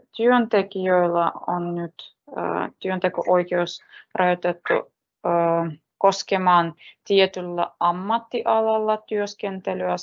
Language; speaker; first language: Finnish; non-native, learner; Russian